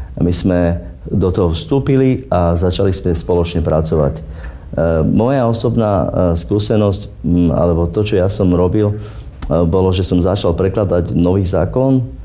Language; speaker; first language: Slovak; non-native, local second language; Romany